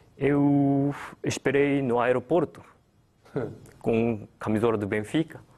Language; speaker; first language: Portuguese; non-native, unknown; Japanese